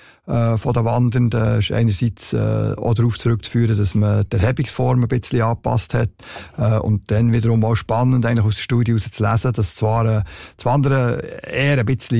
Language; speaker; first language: German; native; German